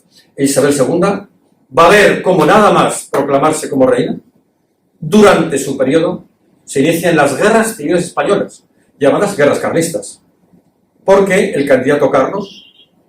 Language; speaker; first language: Spanish; native; Spanish